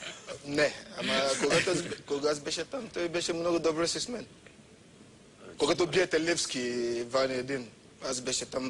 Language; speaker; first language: Bulgarian; non-native, learner; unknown